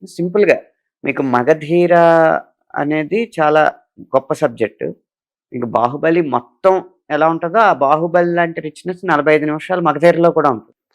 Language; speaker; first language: Telugu; native; Telugu